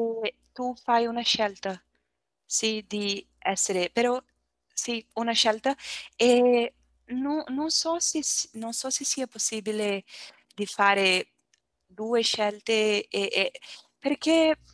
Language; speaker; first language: Italian; non-native, learner; Portuguese